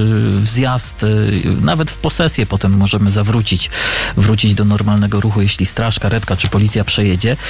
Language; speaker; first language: Polish; native; Polish